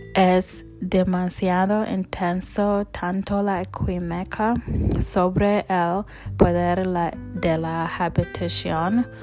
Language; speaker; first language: Spanish; non-native, learner; English